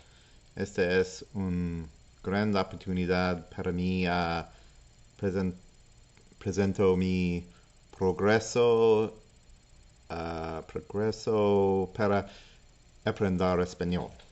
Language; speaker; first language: Spanish; non-native, learner; English